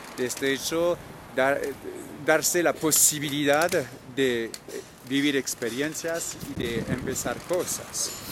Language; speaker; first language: Spanish; non-native, fluent; French